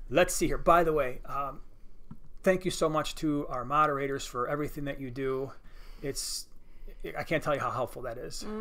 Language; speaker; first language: English; native; English